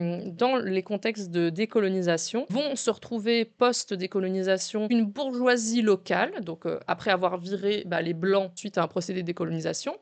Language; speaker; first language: French; native; French